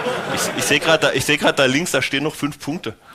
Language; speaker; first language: German; native; German